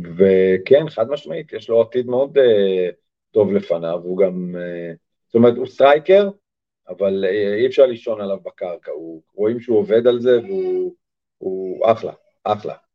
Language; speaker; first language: Hebrew; early bilingual, other home language; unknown